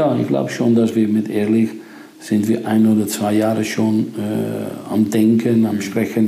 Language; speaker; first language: German; non-native, fluent; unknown